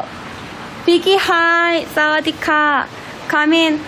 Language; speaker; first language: English; non-native, learner; Korean